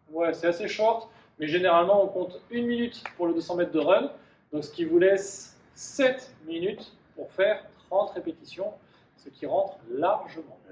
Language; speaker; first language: French; native; French